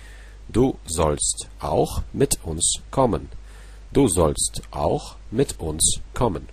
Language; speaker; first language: German; non-native, fluent; Russian